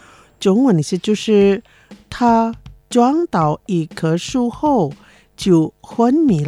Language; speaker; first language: Chinese; non-native, fluent; Indonesian